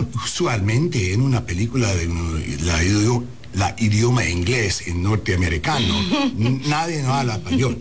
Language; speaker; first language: Spanish; non-native, learner; English